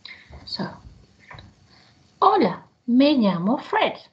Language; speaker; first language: Spanish; non-native, learner; English